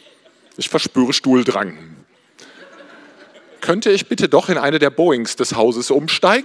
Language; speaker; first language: German; native; German